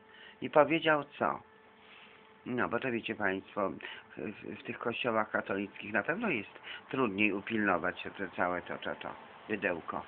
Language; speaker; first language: Polish; native; Polish